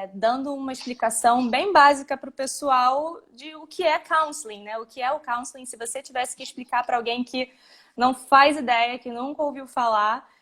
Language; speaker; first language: Portuguese; native; Portuguese